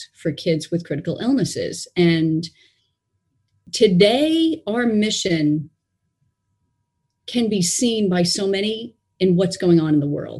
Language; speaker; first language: English; native; English